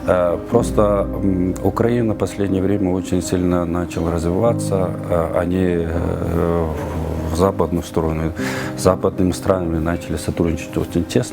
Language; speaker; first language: Russian; non-native, local second language; Kyrgyz